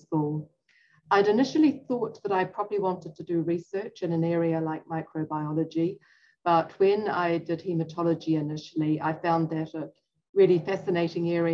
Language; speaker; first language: English; native; English